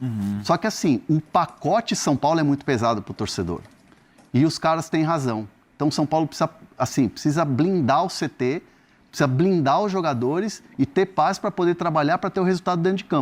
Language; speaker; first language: Portuguese; native; Portuguese